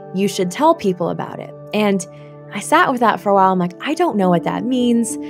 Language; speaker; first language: English; native; English